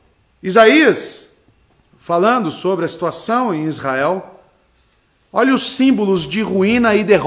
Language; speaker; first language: Portuguese; native; Portuguese